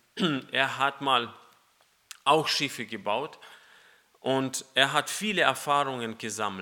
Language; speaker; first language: German; non-native, fluent; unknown